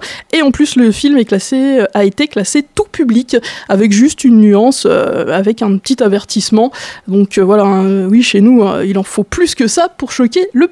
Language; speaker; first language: French; native; French